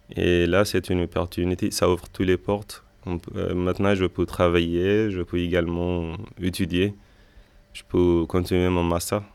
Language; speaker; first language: French; non-native, fluent; Arabic